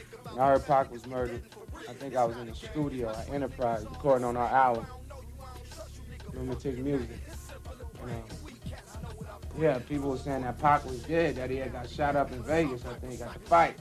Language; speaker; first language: English; native; English